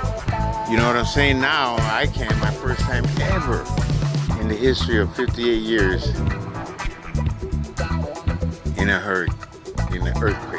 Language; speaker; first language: English; non-native, local second language; Spanish